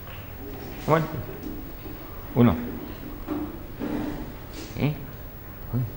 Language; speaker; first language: Italian; non-native, learner; Russian